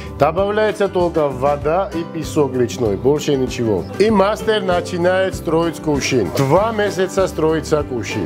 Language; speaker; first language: Russian; non-native, fluent; Georgian